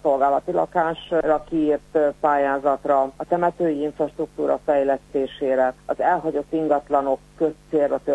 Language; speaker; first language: Hungarian; native; Hungarian